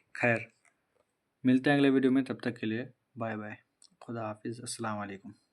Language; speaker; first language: Hindi; native; Hindi